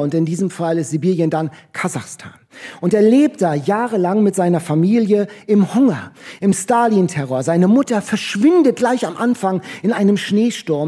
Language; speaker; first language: German; native; German